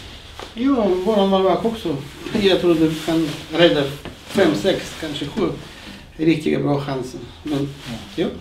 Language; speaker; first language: Swedish; non-native, fluent; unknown